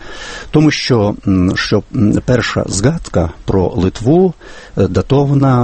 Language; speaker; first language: Ukrainian; non-native, fluent; Lithuanian